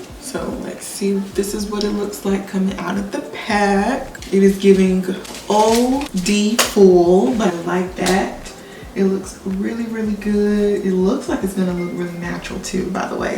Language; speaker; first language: English; native; English